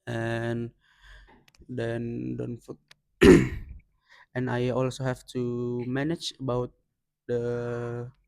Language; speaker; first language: English; non-native, learner; Indonesian